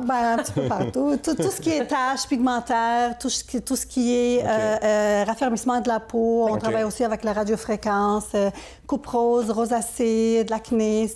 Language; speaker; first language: French; native; French